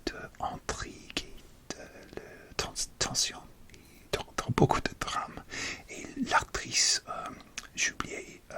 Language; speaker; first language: French; non-native, learner; English